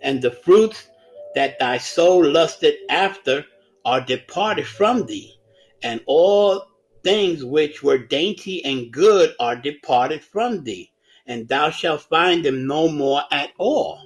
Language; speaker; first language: English; native; English